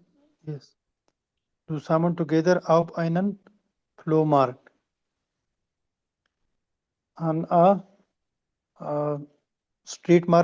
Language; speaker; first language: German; non-native, learner; Urdu